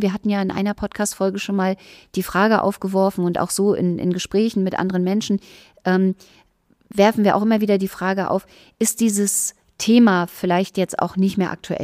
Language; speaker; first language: German; native; German